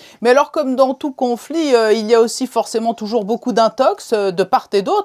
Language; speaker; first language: French; native; French